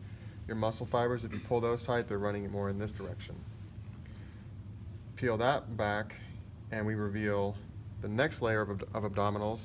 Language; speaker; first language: English; native; English